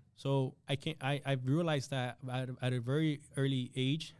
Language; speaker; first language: English; early bilingual, other home language; Spanish